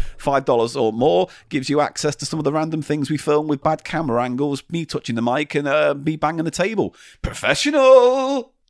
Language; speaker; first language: English; native; English